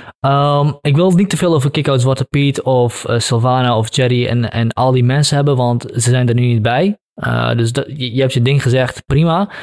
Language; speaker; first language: Dutch; early bilingual, other home language; Kurdish